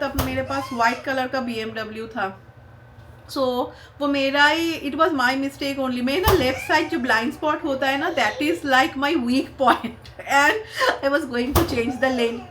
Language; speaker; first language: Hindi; non-native, local second language; Bangla